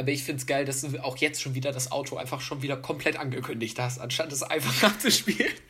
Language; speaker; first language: German; native; German